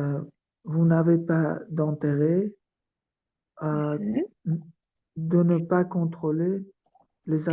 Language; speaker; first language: French; non-native, learner; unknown